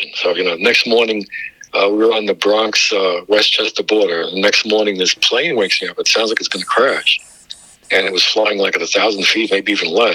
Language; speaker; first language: English; native; English